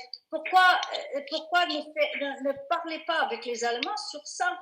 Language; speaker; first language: French; non-native, fluent; Portuguese